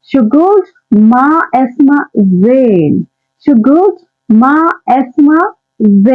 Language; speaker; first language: Arabic; non-native, learner; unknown